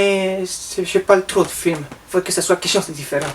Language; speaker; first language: French; native; French